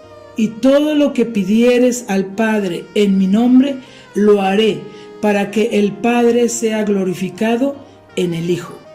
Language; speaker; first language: Spanish; native; Spanish